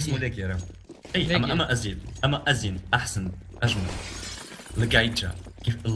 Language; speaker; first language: Arabic; native; Arabic